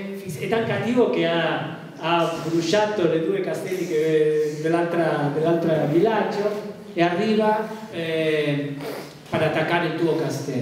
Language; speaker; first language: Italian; non-native, learner; Spanish